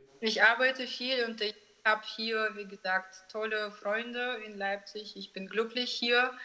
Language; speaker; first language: German; non-native, fluent; Russian